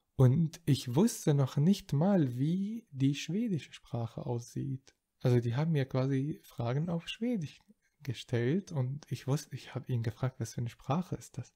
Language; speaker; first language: German; non-native, fluent; Arabic